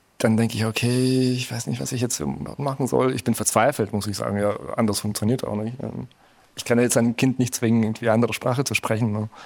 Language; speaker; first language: German; early bilingual, other home language; Russian